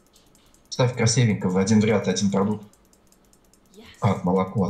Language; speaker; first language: Russian; native; Russian